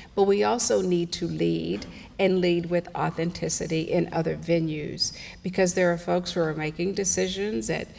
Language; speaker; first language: English; native; English